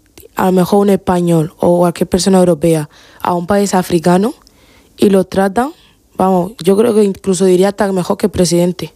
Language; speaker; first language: Spanish; early bilingual, other home language; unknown